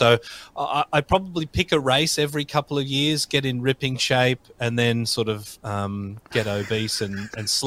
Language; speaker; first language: English; native; English